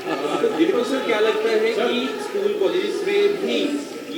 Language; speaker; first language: Hindi; native; Hindi